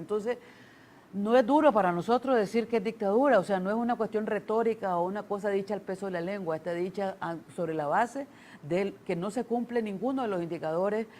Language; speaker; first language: Spanish; native; Spanish